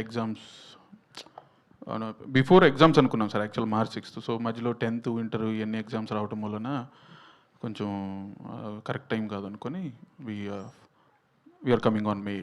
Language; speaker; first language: Telugu; native; Telugu